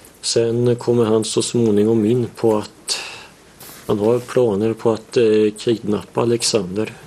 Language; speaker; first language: Swedish; native; Swedish